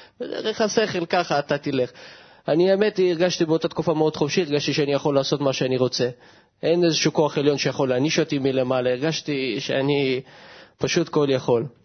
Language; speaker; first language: Hebrew; early bilingual, other home language; Russian